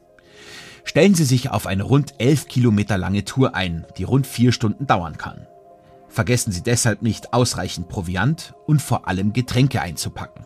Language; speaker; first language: German; native; German